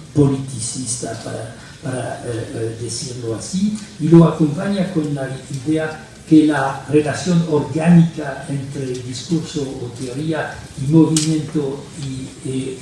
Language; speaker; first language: Spanish; non-native, fluent; French